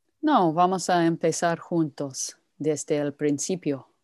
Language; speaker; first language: Spanish; non-native, fluent; English